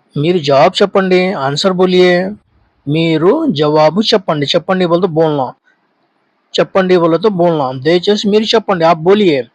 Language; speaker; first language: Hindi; non-native, local second language; Urdu